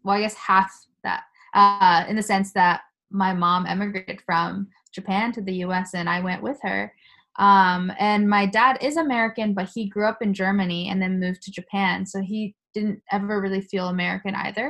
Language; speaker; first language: English; early bilingual, other home language; Japanese